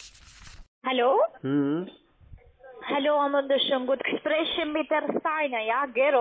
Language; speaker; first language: German; non-native, learner; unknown